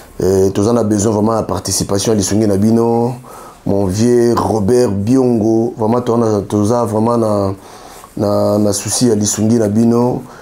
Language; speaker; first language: Lingala; native; Lingala